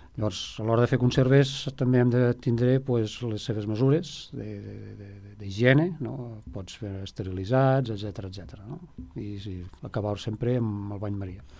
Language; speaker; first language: Catalan; native; Catalan